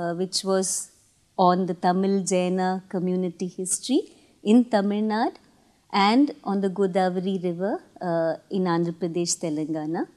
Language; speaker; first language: English; non-native, local second language; Tamil